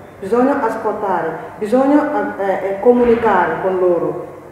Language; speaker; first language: Italian; non-native, fluent; Igbo